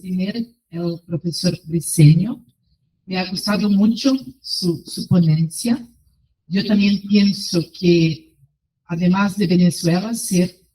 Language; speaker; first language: Spanish; non-native, fluent; Portuguese